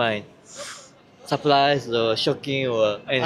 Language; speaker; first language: English; non-native, learner; Japanese